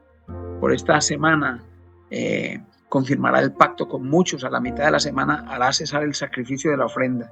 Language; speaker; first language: Spanish; native; Spanish